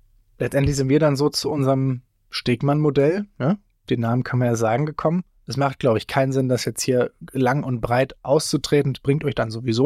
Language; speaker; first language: German; native; German